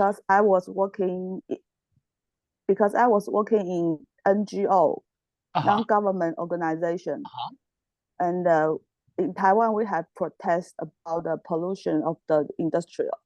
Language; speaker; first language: English; non-native, learner; Chinese